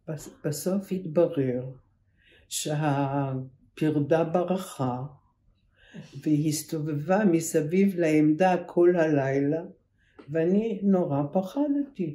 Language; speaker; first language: Hebrew; early bilingual, other home language; German